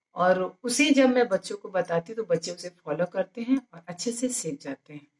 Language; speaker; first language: Hindi; native; Hindi